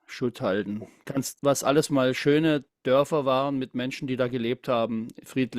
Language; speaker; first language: German; native; German